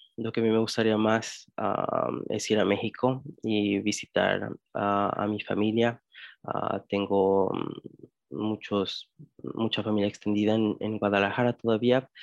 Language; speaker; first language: Spanish; early bilingual, heritage; Spanish